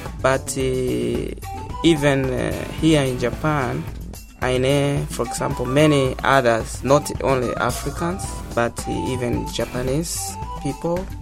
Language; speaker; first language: English; non-native, local second language; Portuguese